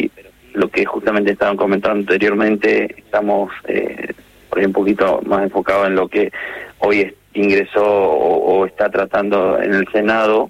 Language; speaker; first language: Spanish; native; Spanish